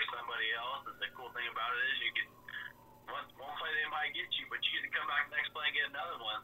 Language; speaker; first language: English; native; English